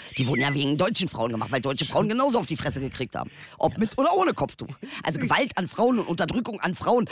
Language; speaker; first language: German; early bilingual, other home language; Turkish